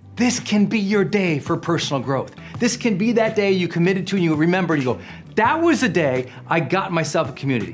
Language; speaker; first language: English; native; English